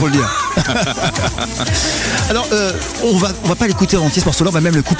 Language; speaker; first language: French; native; French